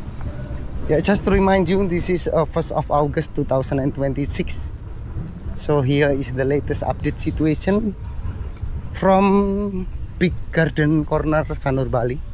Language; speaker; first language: English; non-native, learner; Indonesian